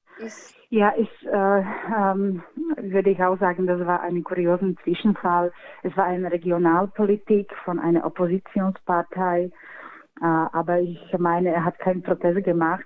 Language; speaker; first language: German; non-native, fluent; Slovak